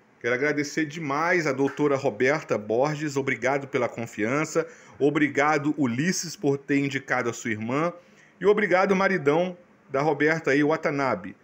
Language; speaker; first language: Portuguese; native; Portuguese